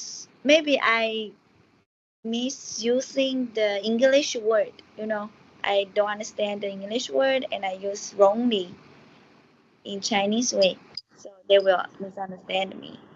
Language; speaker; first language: English; non-native, learner; Chinese